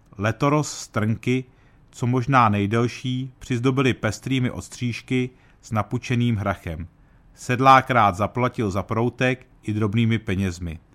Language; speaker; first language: Czech; early bilingual, heritage; Czech